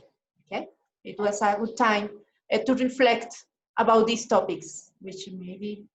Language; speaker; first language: English; non-native, fluent; Spanish